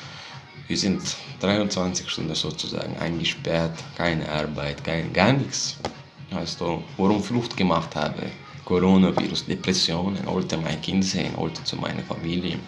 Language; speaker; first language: German; non-native, fluent; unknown